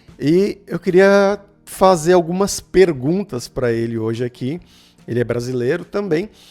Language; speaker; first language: Portuguese; native; Portuguese